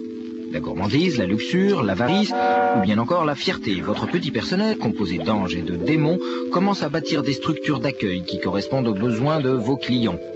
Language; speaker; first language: French; native; French